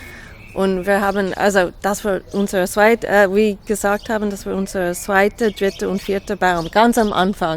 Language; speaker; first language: German; non-native, fluent; English